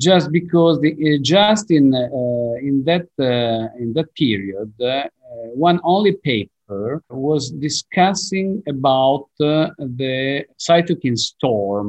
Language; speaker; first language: English; non-native, fluent; Italian